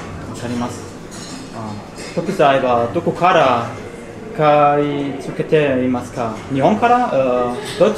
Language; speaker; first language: Japanese; non-native, learner; German